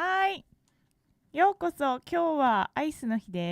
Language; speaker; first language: Japanese; native; Japanese